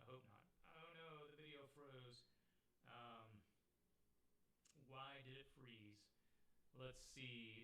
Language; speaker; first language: English; native; English